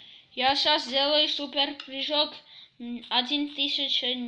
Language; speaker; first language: Russian; early bilingual, heritage; Russian